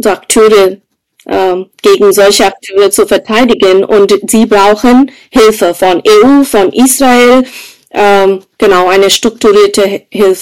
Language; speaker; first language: German; non-native, fluent; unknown